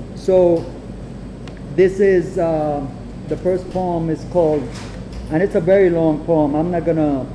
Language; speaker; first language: English; non-native, fluent; Spanish